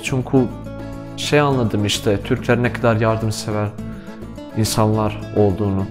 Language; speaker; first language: Turkish; non-native, fluent; Bosnian